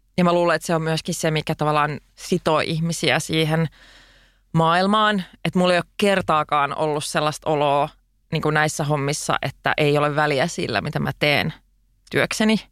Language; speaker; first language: Finnish; non-native, local second language; Swedish